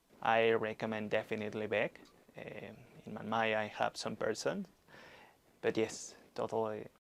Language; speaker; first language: English; non-native, learner; Spanish